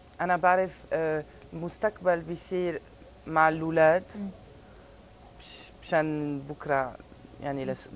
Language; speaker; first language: Arabic; early bilingual, heritage; Arabic